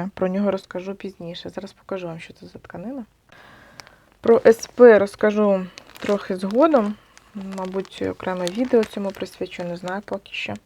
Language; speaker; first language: Ukrainian; non-native, local second language; Russian